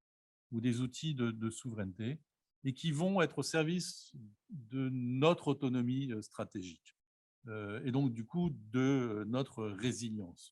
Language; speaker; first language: French; native; French